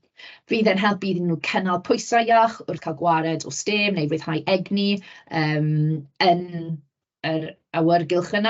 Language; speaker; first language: Welsh; native; Welsh